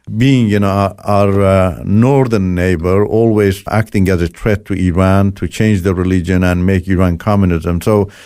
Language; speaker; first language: English; non-native, fluent; Turkish